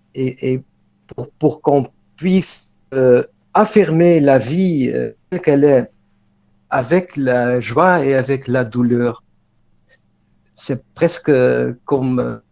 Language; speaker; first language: French; non-native, fluent; Dutch